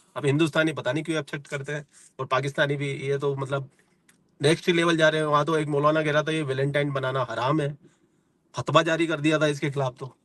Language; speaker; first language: Hindi; native; Hindi